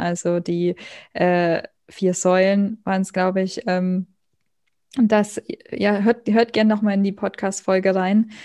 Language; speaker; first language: German; native; German